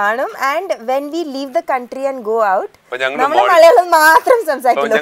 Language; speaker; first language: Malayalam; early bilingual, heritage; Malayalam